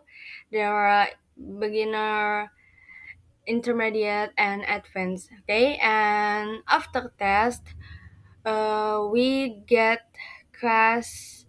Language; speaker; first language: English; non-native, learner; Indonesian